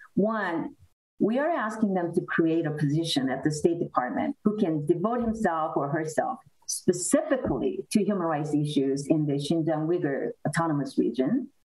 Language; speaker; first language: English; non-native, fluent; Korean